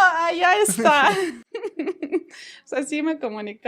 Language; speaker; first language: Spanish; non-native, fluent; Ukrainian